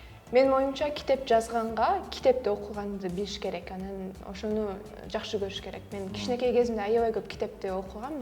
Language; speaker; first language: Kyrgyz; early bilingual, heritage; Kyrgyz